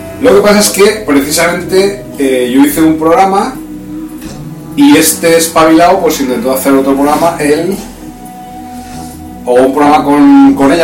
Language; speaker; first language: Spanish; native; Spanish